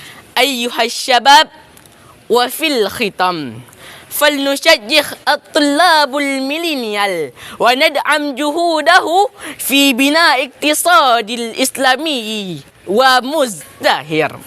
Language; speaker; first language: Arabic; non-native, learner; Indonesian